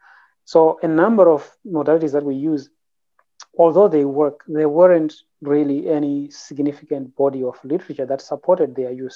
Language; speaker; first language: English; non-native, local second language; Shona